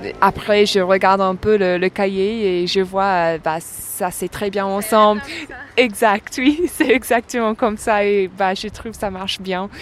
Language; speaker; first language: French; non-native, fluent; English